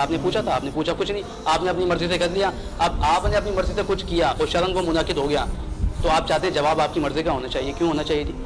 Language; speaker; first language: Urdu; native; Urdu